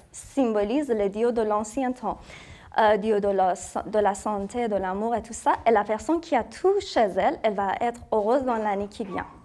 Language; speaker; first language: French; non-native, fluent; Persian